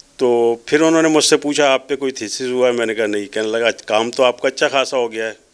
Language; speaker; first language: Urdu; native; Urdu